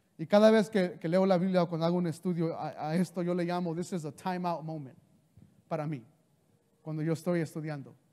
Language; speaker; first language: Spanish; early bilingual, heritage; Spanish